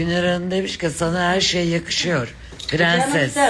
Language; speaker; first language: Turkish; native; Turkish